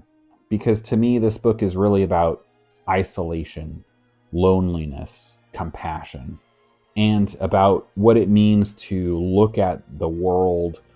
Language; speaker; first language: English; native; English